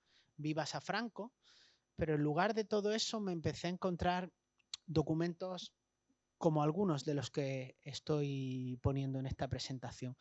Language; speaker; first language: Spanish; native; Spanish